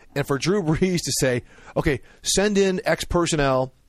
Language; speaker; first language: English; native; English